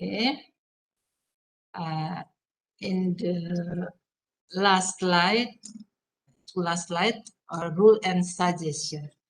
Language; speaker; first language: English; non-native, fluent; Indonesian